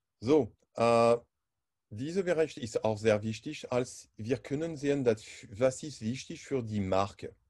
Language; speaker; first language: German; non-native, learner; French